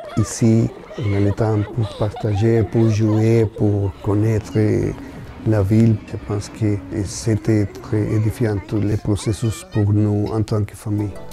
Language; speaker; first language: French; non-native, learner; Spanish